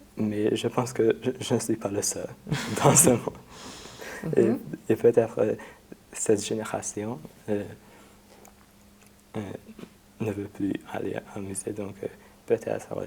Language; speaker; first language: French; non-native, fluent; Hungarian